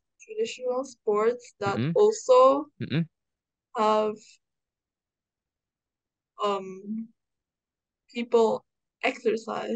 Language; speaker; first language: English; non-native, learner; Indonesian